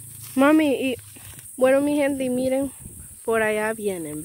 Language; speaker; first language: Spanish; native; Spanish